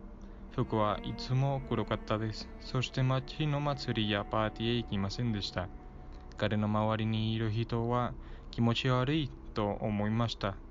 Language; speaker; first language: Japanese; non-native, learner; Spanish